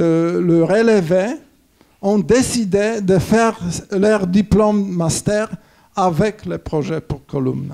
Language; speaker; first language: French; non-native, fluent; Polish